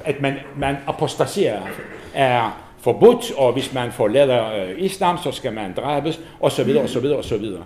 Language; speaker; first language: Danish; non-native, fluent; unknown